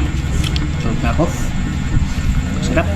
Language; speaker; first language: Filipino; non-native, local second language; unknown